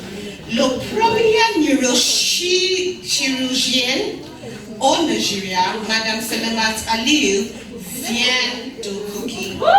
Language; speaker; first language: French; non-native, learner; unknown